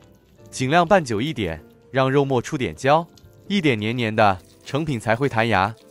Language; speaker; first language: Chinese; native; Chinese